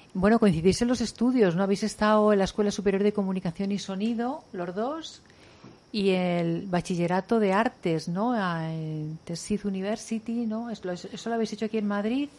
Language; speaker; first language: Spanish; native; Spanish